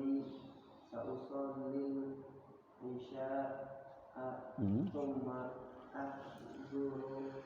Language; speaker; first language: Arabic; non-native, learner; Indonesian